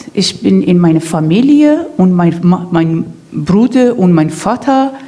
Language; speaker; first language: German; non-native, fluent; Persian